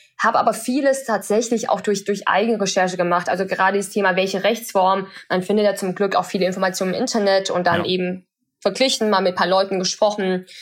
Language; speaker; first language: German; early bilingual, other home language; Chinese